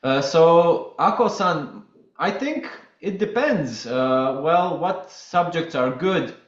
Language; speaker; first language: English; non-native, fluent; Latvian